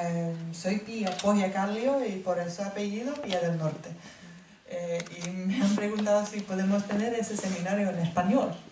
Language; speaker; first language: Spanish; non-native, fluent; Finnish